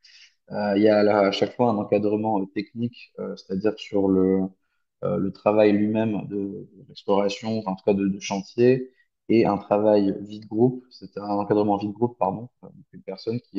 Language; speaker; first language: French; native; French